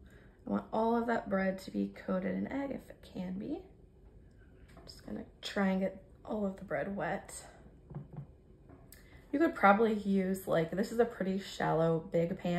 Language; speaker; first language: English; native; English